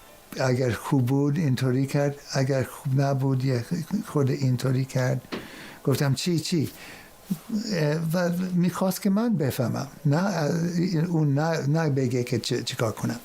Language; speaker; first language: Persian; non-native, fluent; English